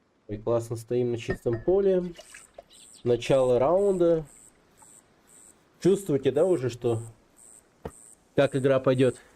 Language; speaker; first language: Russian; native; Russian